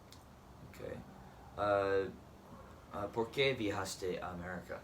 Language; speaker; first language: Spanish; non-native, learner; English